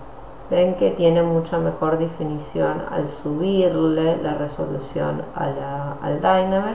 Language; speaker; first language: Spanish; native; Spanish